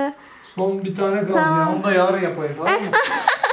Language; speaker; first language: Turkish; native; Turkish